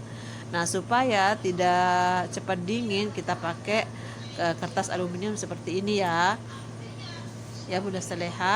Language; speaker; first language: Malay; non-native, local second language; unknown